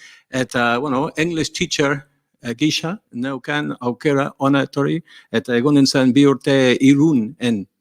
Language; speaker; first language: Basque; non-native, learner; English